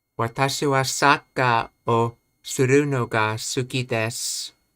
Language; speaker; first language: Japanese; non-native, learner; English